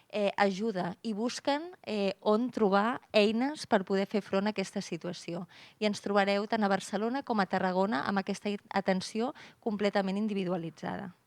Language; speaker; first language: Catalan; native; Catalan